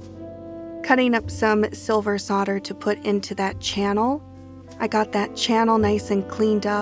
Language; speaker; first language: English; native; English